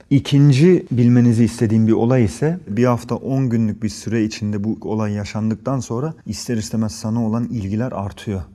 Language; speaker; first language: Turkish; early bilingual, heritage; Turkish